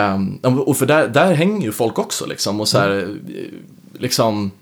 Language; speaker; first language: Swedish; native; Swedish